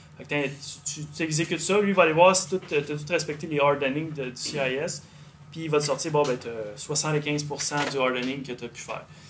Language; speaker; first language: French; native; French